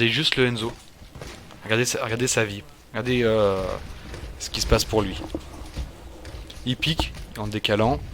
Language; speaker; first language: French; native; French